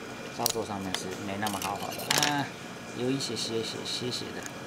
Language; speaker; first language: Chinese; non-native, learner; Japanese